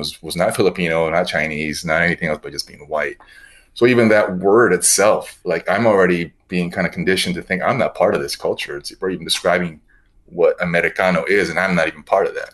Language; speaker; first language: English; native; English